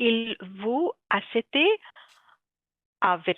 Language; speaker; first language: French; non-native, learner; Bangla